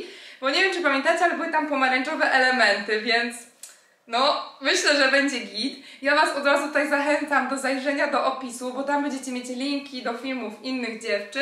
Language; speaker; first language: Polish; native; Polish